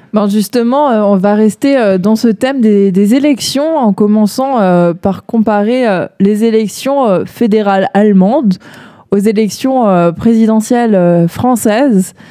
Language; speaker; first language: French; native; French